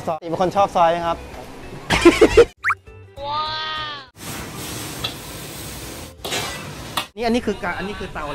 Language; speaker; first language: Thai; native; Thai